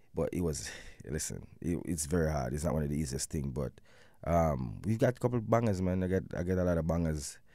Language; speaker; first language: English; non-native, local second language; Jamaican Creole English